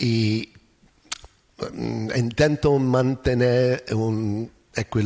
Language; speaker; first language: Spanish; non-native, learner; English